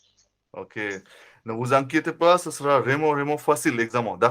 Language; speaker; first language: French; non-native, fluent; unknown